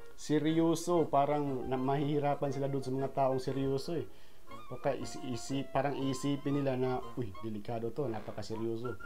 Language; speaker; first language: Filipino; non-native, local second language; Cebuano